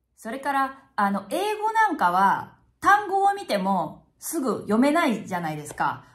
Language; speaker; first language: Japanese; native; Japanese